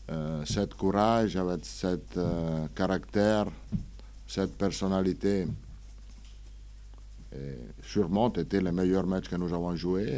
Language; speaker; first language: French; non-native, fluent; Italian